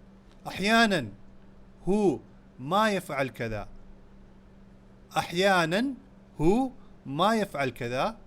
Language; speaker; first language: Arabic; non-native, fluent; Urdu